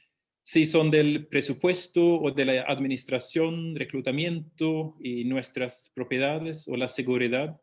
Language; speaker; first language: Spanish; non-native, fluent; Swedish